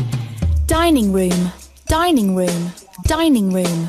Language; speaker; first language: English; non-native, learner; Vietnamese